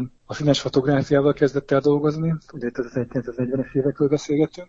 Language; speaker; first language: Hungarian; native; Hungarian